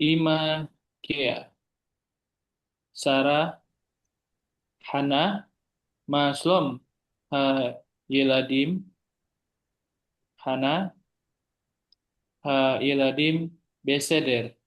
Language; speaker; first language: Hebrew; non-native, learner; Indonesian